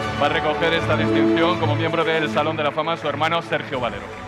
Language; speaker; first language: Spanish; native; Spanish